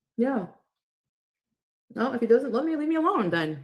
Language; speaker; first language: English; native; English